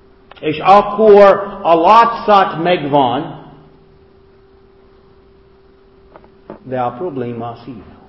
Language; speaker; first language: Hungarian; non-native, fluent; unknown